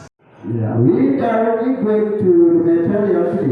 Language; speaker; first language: English; non-native, local second language; Indonesian